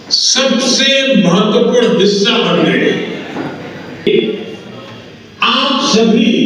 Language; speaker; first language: Hindi; native; Hindi